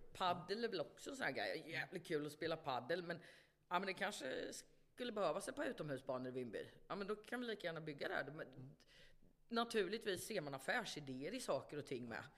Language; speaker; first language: Swedish; native; Swedish